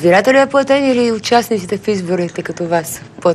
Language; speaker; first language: Bulgarian; native; Bulgarian